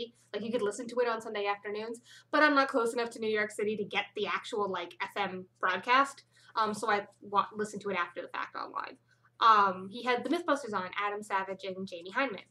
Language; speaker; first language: English; native; English